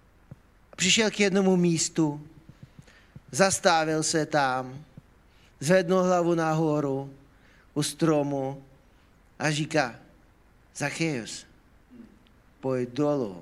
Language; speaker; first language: Czech; non-native, fluent; Ukrainian